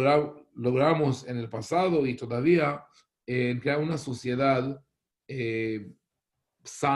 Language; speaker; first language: Spanish; non-native, fluent; Hebrew